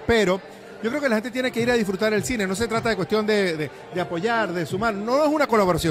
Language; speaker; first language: Spanish; native; Spanish